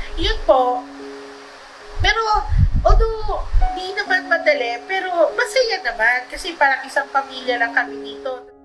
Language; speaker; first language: Filipino; non-native, local second language; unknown